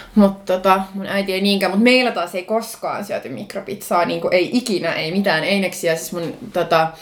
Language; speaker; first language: Finnish; non-native, local second language; Swedish